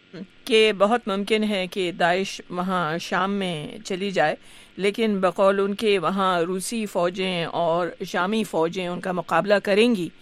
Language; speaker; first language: Urdu; native; Urdu